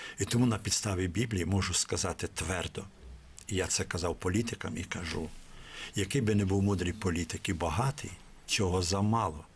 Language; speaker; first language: Ukrainian; native; Ukrainian